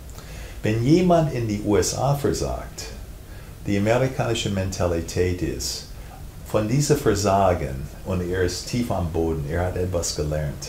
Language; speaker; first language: German; non-native, fluent; English